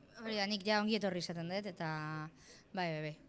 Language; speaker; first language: Basque; non-native, learner; Spanish